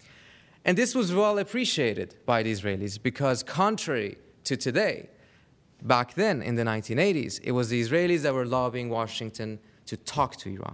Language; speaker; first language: English; non-native, fluent; Persian